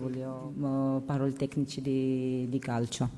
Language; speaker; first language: Italian; non-native, learner; Georgian